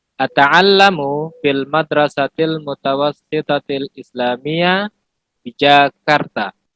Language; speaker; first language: Arabic; non-native, learner; Indonesian